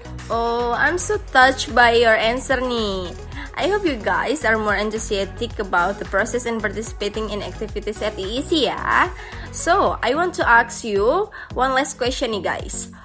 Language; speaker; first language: English; non-native, fluent; Indonesian